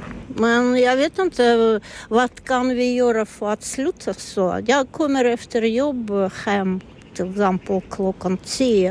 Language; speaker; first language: Swedish; non-native, learner; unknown